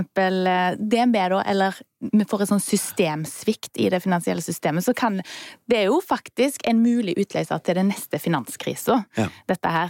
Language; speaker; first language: Norwegian; native; Norwegian